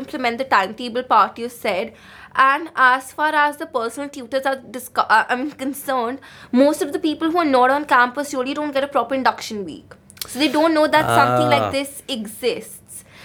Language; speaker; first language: English; non-native, local second language; Hindi